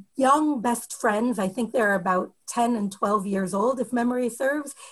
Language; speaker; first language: English; native; English